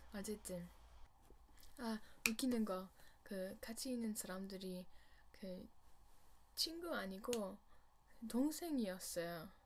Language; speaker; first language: Korean; non-native, learner; English